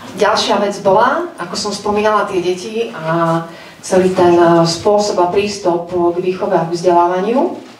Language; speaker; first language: Slovak; native; Slovak